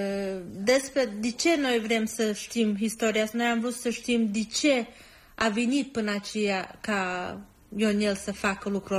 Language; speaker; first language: Romanian; non-native, fluent; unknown